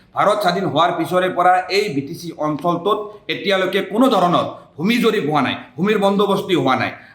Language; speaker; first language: Assamese; non-native, local second language; Bangla